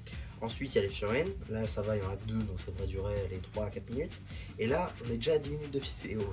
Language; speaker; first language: French; native; French